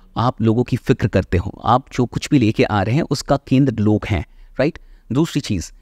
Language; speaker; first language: Hindi; native; Hindi